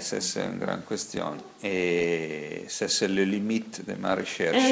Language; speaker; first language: French; non-native, fluent; Italian